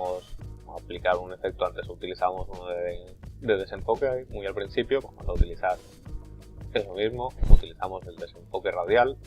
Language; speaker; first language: Spanish; native; Spanish